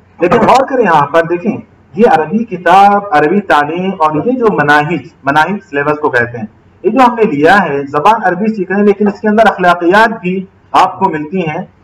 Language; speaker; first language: Urdu; native; Urdu